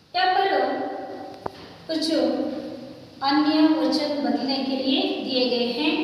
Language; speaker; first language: Hindi; non-native, local second language; Kannada